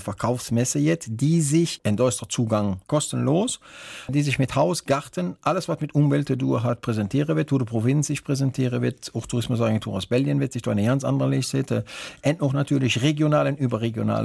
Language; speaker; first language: German; native; German